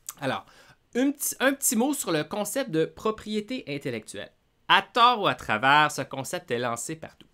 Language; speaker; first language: French; native; French